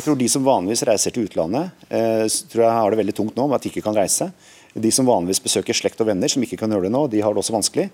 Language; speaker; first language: Norwegian; native; Norwegian